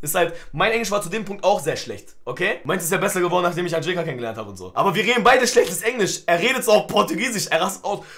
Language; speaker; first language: German; early bilingual, other home language; Turkish